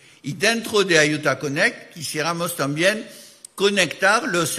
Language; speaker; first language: Spanish; non-native, fluent; French